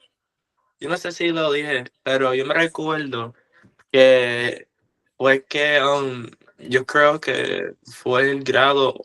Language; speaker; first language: Spanish; early bilingual, heritage; Spanish